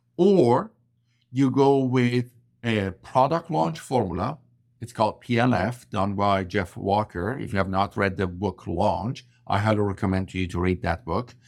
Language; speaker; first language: English; non-native, fluent; Persian